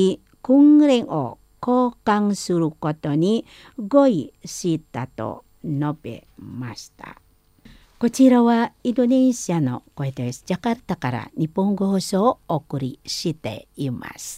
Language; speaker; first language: Japanese; non-native, fluent; Indonesian